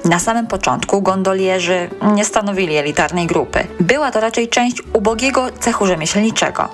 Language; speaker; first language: Polish; native; Polish